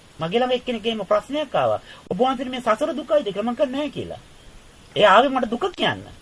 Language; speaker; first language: Sinhala; non-native, fluent; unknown